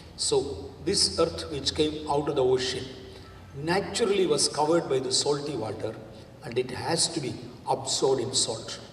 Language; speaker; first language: English; non-native, local second language; Malayalam